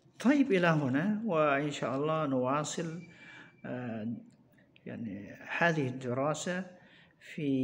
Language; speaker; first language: Arabic; non-native, fluent; Indonesian